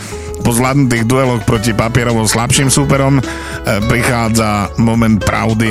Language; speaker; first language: Slovak; native; Slovak